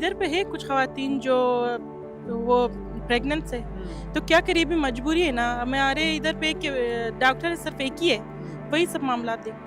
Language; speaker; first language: Urdu; non-native, fluent; Persian